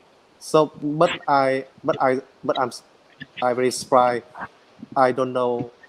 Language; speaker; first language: English; non-native, learner; Vietnamese